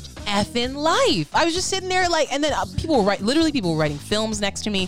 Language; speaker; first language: English; native; English